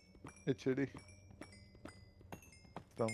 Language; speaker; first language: Hebrew; native; Hebrew